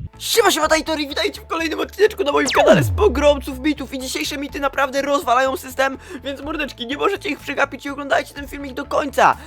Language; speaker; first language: Polish; native; Polish